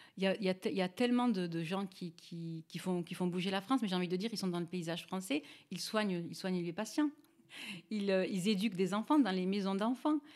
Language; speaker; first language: French; native; French